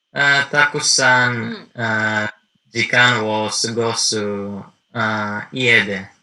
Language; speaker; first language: Japanese; non-native, learner; Greek